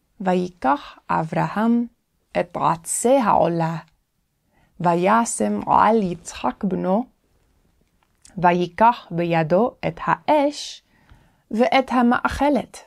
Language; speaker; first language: Hebrew; non-native, fluent; English